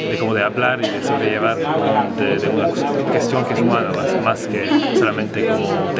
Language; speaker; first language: Spanish; non-native, fluent; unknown